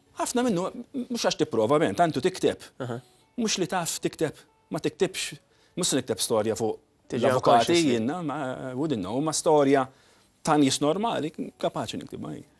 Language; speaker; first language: Maltese; native; Maltese